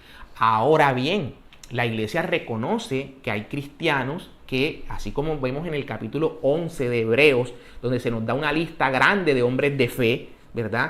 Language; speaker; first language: Spanish; native; Spanish